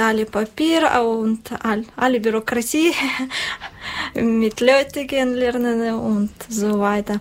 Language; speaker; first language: German; non-native, learner; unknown